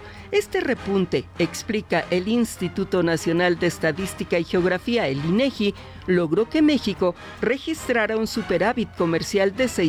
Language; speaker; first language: Spanish; native; Spanish